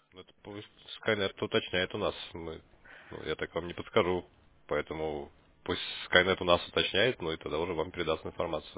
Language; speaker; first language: Russian; native; Russian